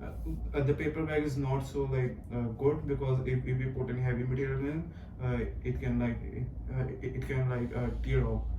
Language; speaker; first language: English; non-native, learner; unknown